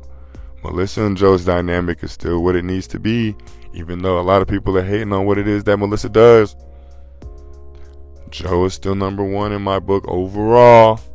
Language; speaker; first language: English; native; English